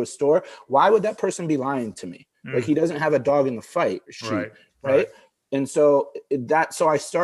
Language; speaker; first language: English; early bilingual, other home language; Arabic